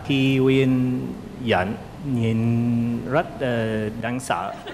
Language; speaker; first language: Vietnamese; non-native, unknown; English